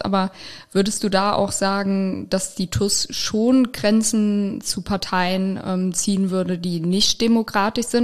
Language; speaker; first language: German; native; German